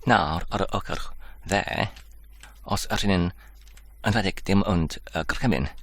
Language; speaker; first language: Welsh; non-native, learner; English